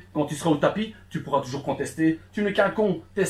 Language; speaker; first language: French; early bilingual, other home language; Turkish